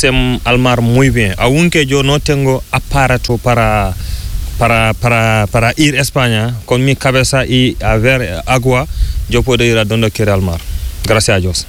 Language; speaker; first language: Spanish; non-native, learner; Fula